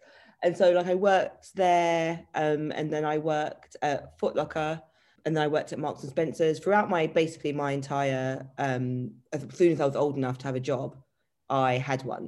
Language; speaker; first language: English; native; English